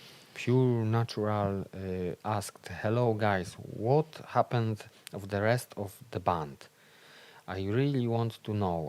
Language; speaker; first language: English; non-native, learner; Polish